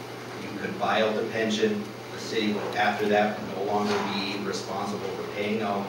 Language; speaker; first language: English; native; English